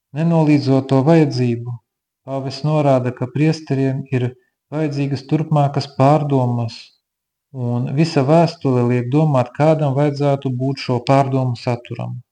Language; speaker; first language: Latvian; native; Latvian